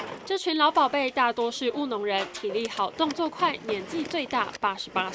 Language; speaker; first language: Chinese; native; Chinese